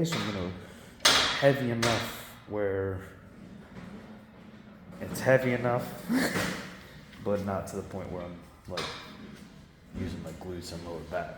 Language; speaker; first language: English; native; English